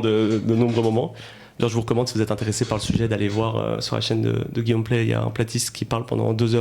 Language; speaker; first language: French; native; French